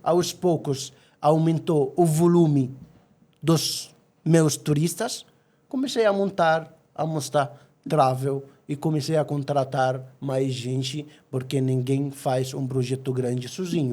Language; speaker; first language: Portuguese; non-native, fluent; Arabic